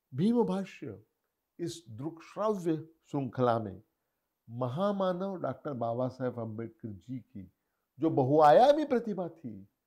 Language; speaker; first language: Hindi; non-native, local second language; Marathi